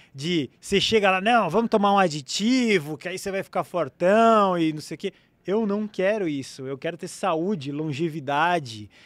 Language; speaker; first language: Portuguese; native; Portuguese